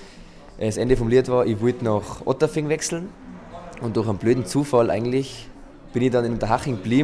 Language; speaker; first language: German; native; German